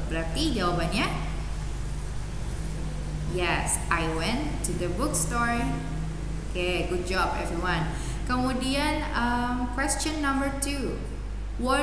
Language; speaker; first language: English; non-native, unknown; Indonesian